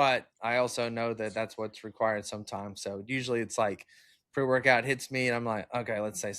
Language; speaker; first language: English; native; English